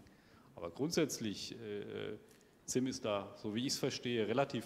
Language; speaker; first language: German; native; German